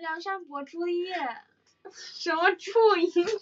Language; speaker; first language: Chinese; native; Chinese